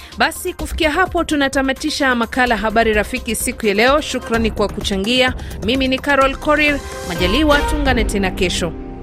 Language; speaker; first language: Swahili; non-native, local second language; Kalenjin